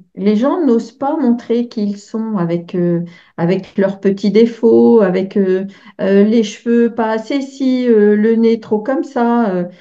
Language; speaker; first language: French; native; French